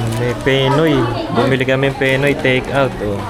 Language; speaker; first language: Filipino; native; Filipino